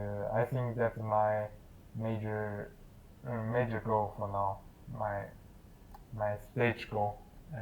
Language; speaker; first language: English; non-native, learner; Chinese